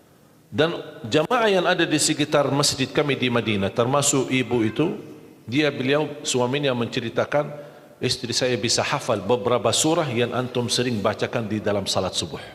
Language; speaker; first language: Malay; non-native, fluent; Arabic